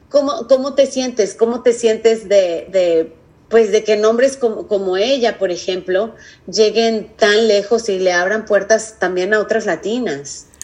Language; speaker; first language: Spanish; early bilingual, heritage; Spanish